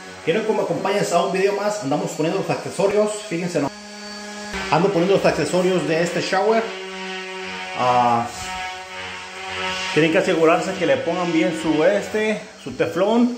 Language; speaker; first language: Spanish; native; Spanish